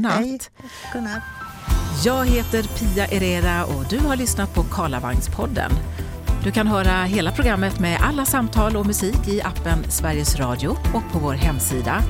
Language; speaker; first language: Swedish; native; Swedish